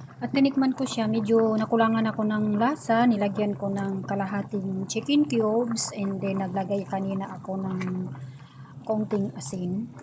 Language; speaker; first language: Filipino; native; Filipino